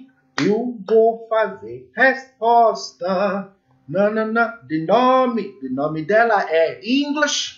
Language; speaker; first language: Portuguese; non-native, learner; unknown